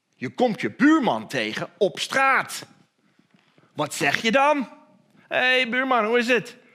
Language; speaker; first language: Dutch; non-native, fluent; English